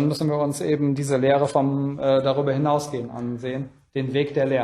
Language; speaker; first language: German; native; German